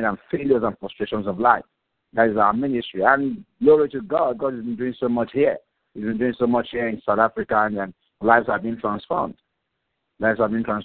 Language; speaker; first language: English; non-native, local second language; Yoruba